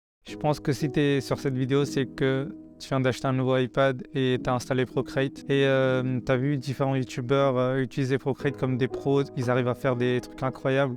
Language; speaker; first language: French; native; French